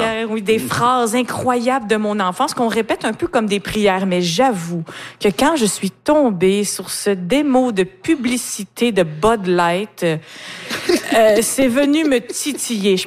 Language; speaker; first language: French; native; French